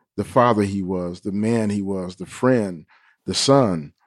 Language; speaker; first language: English; native; English